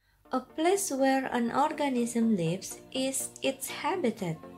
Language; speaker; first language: English; non-native, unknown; Indonesian